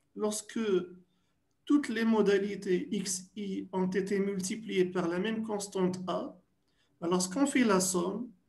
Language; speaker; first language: French; non-native, local second language; Arabic